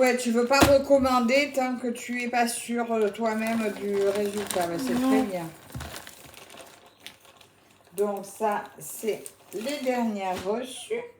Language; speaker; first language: French; native; French